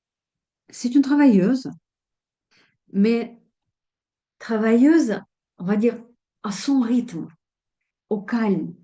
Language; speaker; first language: French; non-native, fluent; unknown